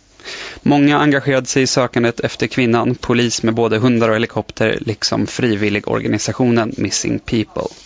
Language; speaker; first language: Swedish; native; Swedish